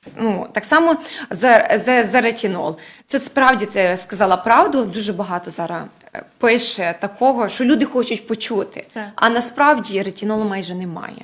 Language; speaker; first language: Ukrainian; native; Ukrainian